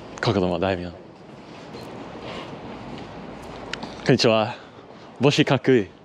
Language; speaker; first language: Japanese; native; Japanese